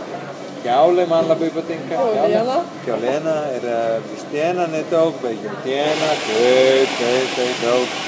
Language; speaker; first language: Lithuanian; non-native, learner; Italian